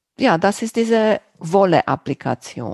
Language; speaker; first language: German; non-native, fluent; Romanian